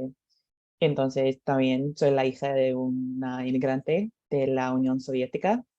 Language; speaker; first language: Spanish; non-native, learner; English